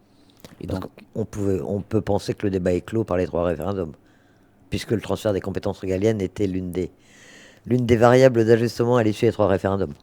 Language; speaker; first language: French; native; French